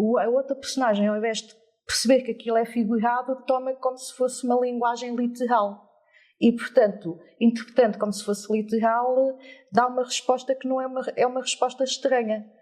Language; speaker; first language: Portuguese; early bilingual, other home language; French